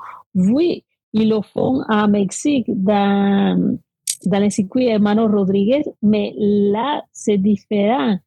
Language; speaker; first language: French; non-native, fluent; Spanish